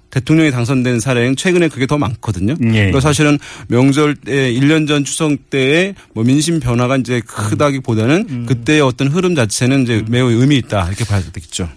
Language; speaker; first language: Korean; native; Korean